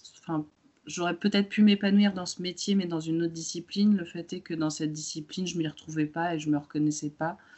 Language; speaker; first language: French; early bilingual, other home language; Romanian